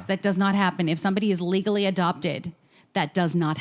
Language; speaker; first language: English; native; English